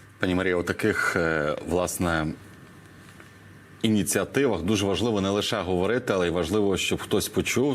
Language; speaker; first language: Ukrainian; native; Ukrainian